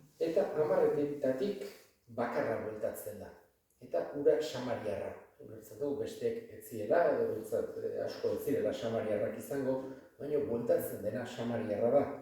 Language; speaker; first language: Basque; native; Basque